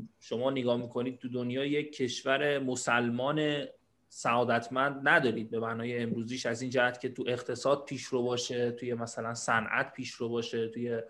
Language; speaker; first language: Persian; native; Persian